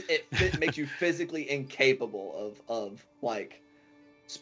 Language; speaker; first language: English; native; English